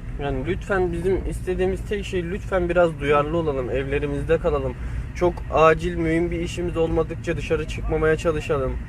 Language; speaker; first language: Turkish; native; Turkish